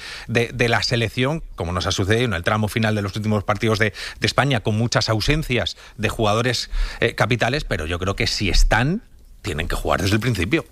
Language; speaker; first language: Spanish; native; Spanish